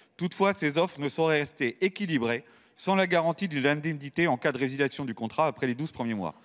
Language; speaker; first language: French; native; French